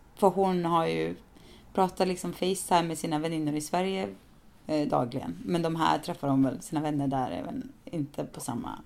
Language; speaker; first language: Swedish; native; Swedish